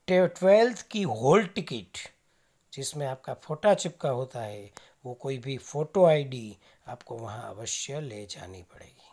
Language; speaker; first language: Hindi; non-native, local second language; Gujarati